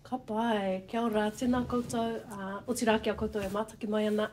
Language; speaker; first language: Māori; non-native, local second language; English